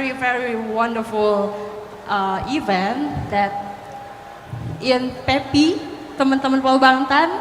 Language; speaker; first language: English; non-native, fluent; Indonesian